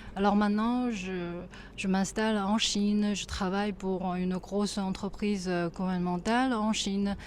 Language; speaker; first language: French; non-native, fluent; Chinese